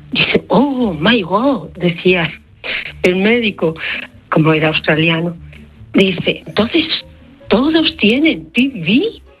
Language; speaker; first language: Spanish; native; Spanish